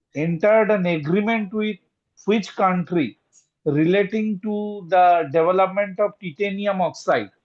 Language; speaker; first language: English; non-native, local second language; Bangla